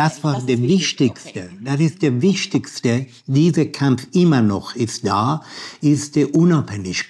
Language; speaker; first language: German; non-native, learner; Persian